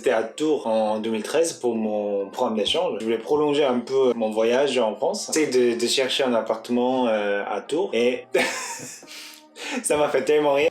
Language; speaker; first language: French; non-native, fluent; Korean